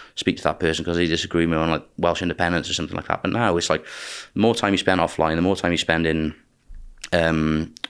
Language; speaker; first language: English; native; English